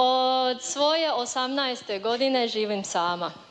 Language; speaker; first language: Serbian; non-native, learner; Chinese